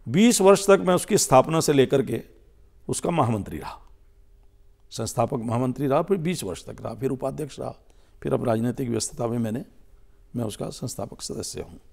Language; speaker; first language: Hindi; native; Hindi